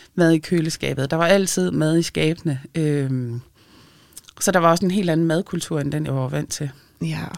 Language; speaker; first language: Danish; early bilingual, other home language; Lithuanian